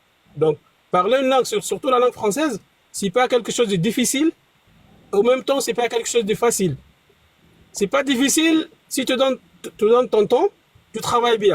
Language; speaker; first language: French; non-native, fluent; Arabic